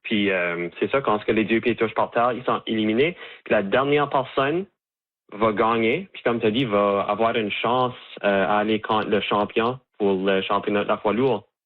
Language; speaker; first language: French; native; French